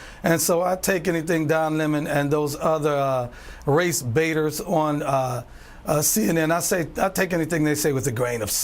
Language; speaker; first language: English; native; English